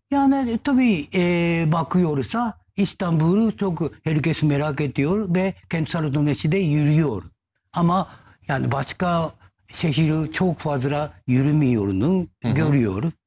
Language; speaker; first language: Turkish; non-native, learner; Japanese